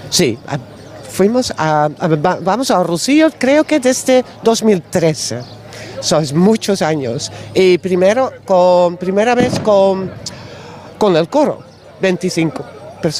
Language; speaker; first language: Spanish; non-native, learner; Dutch